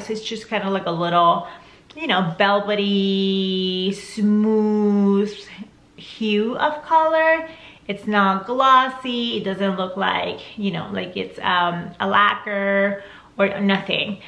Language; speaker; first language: English; non-native, fluent; Spanish